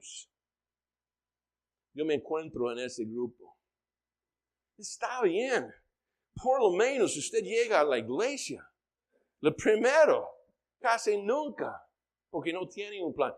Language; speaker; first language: Spanish; non-native, fluent; English